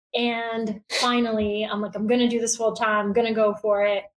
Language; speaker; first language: English; early bilingual, other home language; Bulgarian